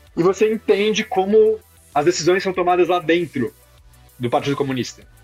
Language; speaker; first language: Portuguese; native; Portuguese